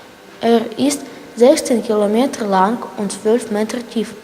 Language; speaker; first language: German; non-native, learner; Russian